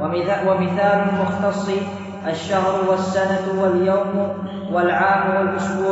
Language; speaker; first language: Arabic; native; Arabic